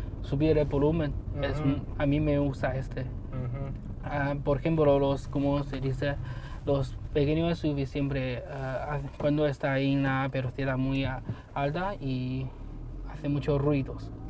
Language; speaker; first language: Spanish; non-native, learner; Chinese